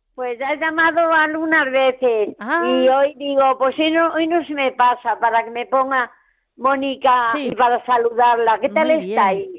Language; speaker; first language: Spanish; native; Spanish